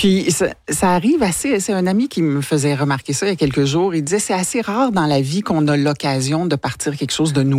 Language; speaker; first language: French; native; French